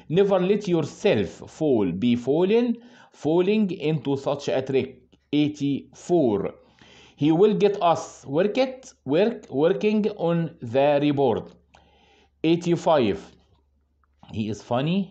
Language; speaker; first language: English; non-native, fluent; Arabic